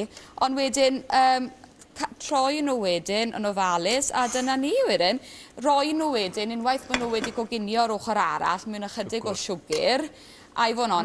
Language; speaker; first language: Welsh; native; Welsh